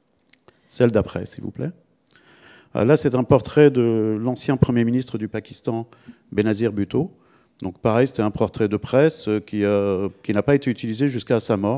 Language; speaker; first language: French; native; French